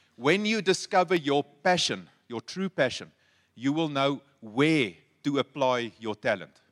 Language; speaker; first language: English; non-native, local second language; Afrikaans